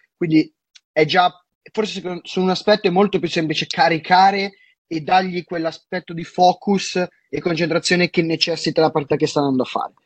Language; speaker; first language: Italian; native; Italian